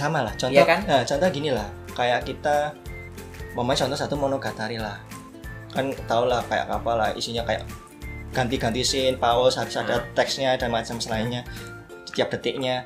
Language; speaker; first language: Indonesian; native; Indonesian